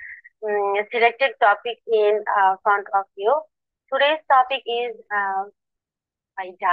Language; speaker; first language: English; non-native, learner; Bangla